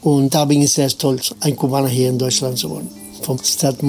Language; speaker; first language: German; non-native, fluent; Spanish